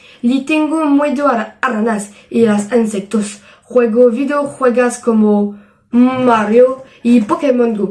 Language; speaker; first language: Spanish; non-native, learner; French